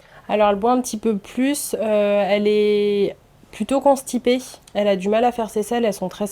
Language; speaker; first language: French; native; French